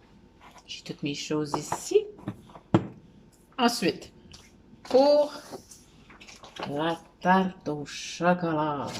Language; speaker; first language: French; native; French